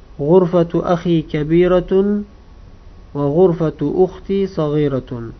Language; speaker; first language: Arabic; non-native, fluent; Uzbek